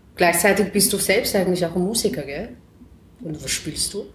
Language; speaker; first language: German; non-native, fluent; Chinese